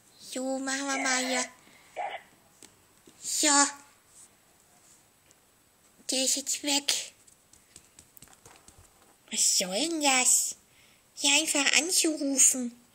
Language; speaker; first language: German; native; German